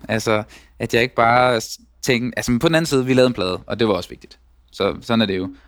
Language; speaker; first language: Danish; native; Danish